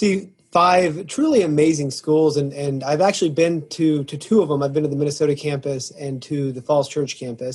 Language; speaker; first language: English; native; English